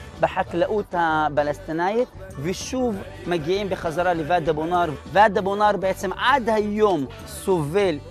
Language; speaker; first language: Hebrew; non-native, local second language; Arabic